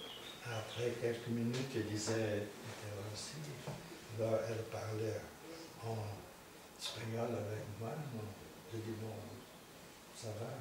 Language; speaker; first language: French; non-native, fluent; Portuguese